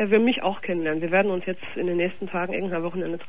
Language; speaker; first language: German; native; German